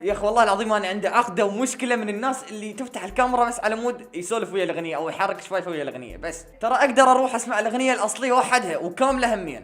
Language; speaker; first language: Arabic; native; Arabic